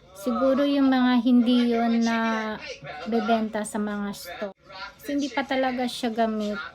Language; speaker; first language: Filipino; native; Filipino